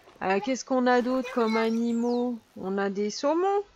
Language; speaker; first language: French; native; French